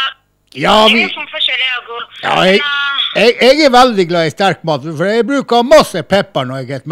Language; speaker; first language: Norwegian; native; Norwegian